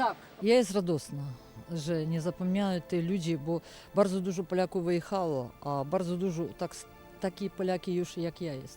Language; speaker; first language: Ukrainian; non-native, local second language; Polish